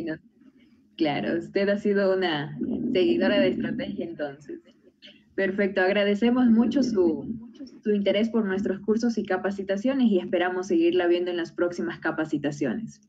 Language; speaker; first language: Spanish; native; Spanish